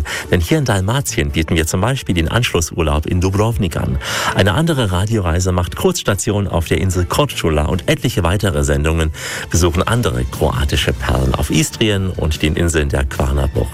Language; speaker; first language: German; native; German